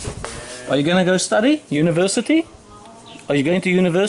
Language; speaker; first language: English; native; English